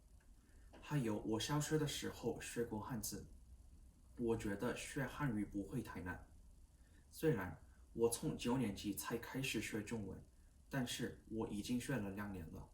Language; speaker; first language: Chinese; non-native, learner; Korean